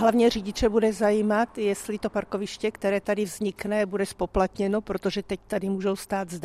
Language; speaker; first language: Czech; native; Czech